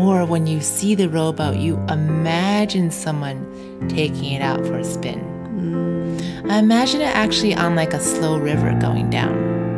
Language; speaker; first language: English; early bilingual, other home language; Chinese